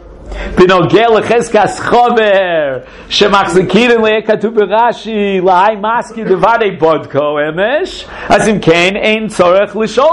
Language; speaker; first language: Hebrew; non-native, fluent; English